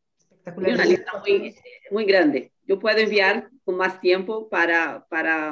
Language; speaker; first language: Spanish; non-native, fluent; Portuguese